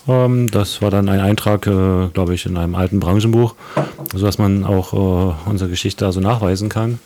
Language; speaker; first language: German; native; German